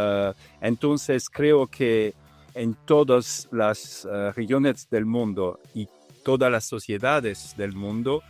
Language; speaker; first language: Spanish; non-native, fluent; Italian